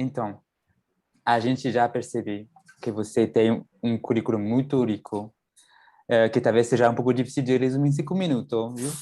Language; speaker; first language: Portuguese; non-native, fluent; French